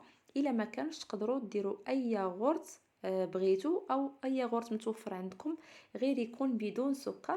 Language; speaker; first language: Arabic; native; Arabic